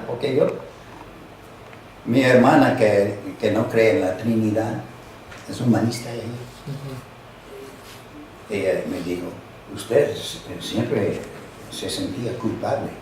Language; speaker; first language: Spanish; non-native, fluent; English